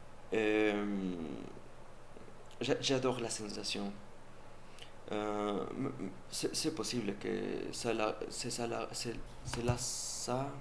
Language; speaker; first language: French; non-native, learner; Spanish